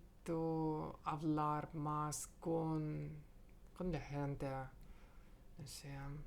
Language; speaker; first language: Spanish; non-native, learner; Russian